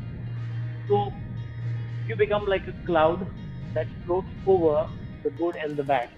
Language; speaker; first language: English; non-native, local second language; Hindi